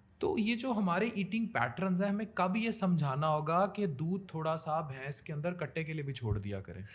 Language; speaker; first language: Urdu; native; Urdu